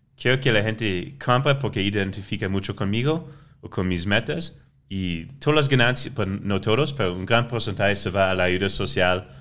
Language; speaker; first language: Spanish; non-native, fluent; French